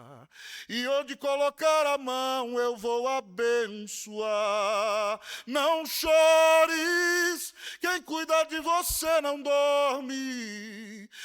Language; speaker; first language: Portuguese; native; Portuguese